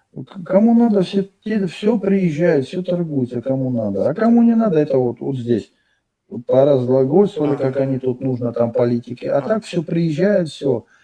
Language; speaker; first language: Russian; native; Russian